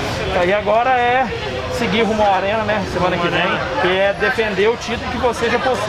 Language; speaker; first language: Portuguese; native; Portuguese